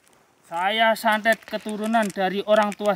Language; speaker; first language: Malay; non-native, local second language; Javanese